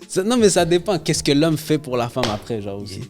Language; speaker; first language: French; native; French